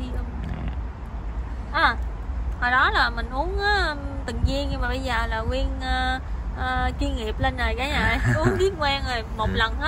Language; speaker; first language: Vietnamese; native; Vietnamese